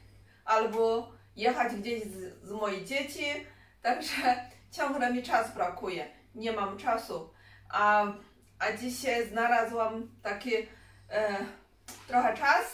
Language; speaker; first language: Polish; non-native, learner; Chinese